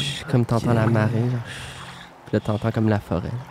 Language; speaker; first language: French; native; French